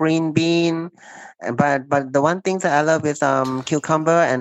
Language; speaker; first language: English; non-native, learner; Thai